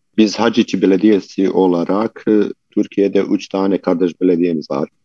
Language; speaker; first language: Turkish; non-native, fluent; Bosnian